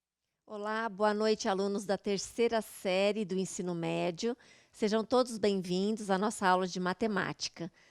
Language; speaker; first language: Portuguese; native; Portuguese